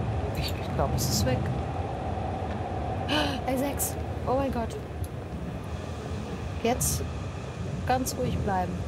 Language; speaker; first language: German; native; German